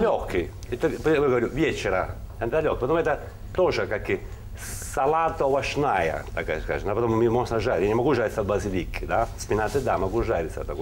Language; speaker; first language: Russian; non-native, learner; Italian